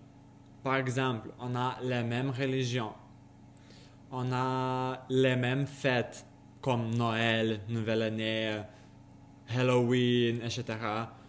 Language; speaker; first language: French; non-native, learner; Lithuanian